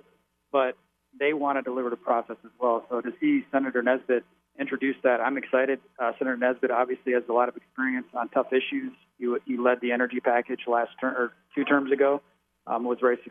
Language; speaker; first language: English; native; English